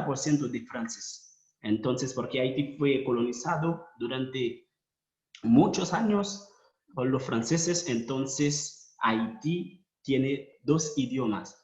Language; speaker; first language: Spanish; non-native, fluent; Haitian Creole